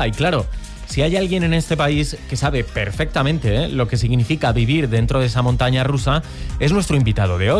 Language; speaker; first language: Spanish; native; Spanish